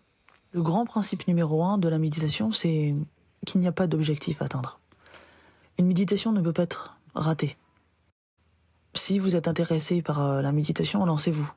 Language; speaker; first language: French; native; French